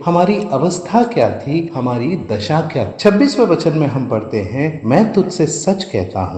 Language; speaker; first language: Hindi; native; Hindi